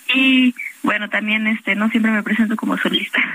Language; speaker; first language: Spanish; native; Spanish